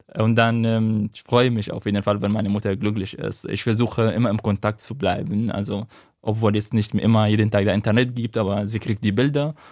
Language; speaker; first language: German; non-native, fluent; Arabic